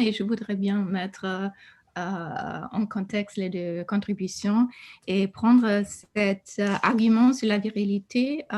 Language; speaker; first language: French; non-native, fluent; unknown